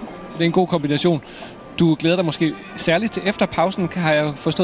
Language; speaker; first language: Danish; native; Danish